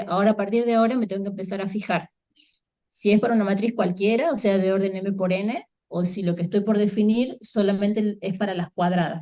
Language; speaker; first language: Spanish; native; Spanish